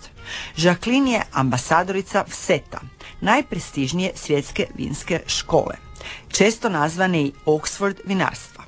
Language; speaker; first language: Serbian; native; Serbian